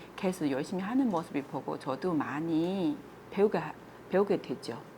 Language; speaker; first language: Korean; non-native, fluent; Chinese